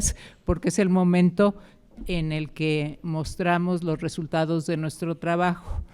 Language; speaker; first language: Spanish; native; Spanish